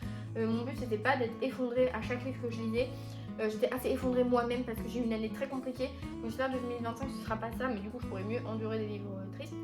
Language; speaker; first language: French; native; French